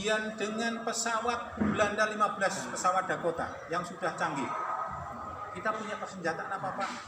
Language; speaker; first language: Indonesian; native; Indonesian